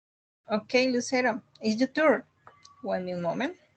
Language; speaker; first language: English; non-native, learner; Spanish